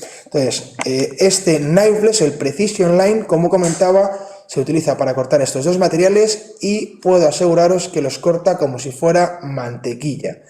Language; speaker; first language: Spanish; native; Spanish